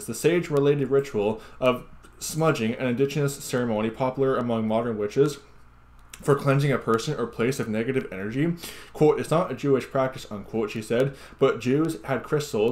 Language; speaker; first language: English; native; English